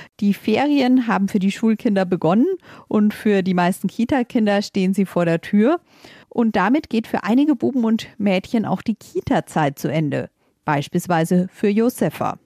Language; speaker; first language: German; native; German